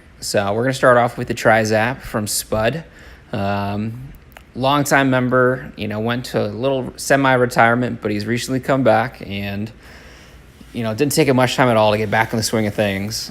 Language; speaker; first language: English; native; English